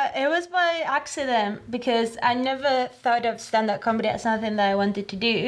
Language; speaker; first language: English; non-native, fluent; Spanish